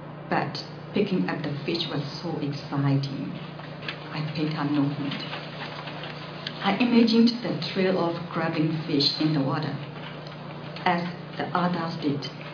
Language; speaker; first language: English; non-native, fluent; Burmese